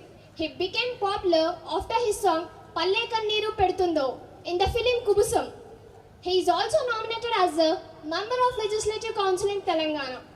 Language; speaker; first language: English; non-native, local second language; Telugu